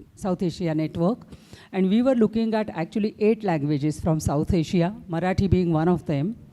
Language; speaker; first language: English; non-native, local second language; Marathi